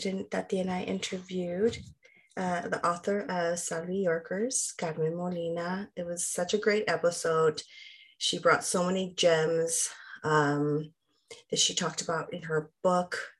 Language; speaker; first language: English; early bilingual, other home language; Spanish